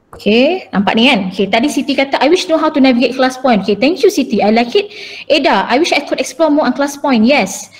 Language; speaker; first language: English; non-native, local second language; Malay